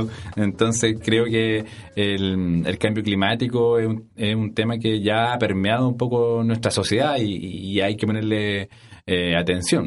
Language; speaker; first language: Spanish; native; Spanish